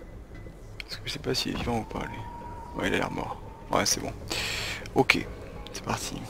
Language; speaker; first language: French; native; French